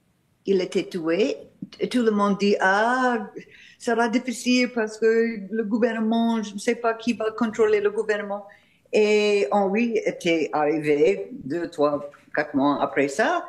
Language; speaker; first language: French; non-native, fluent; English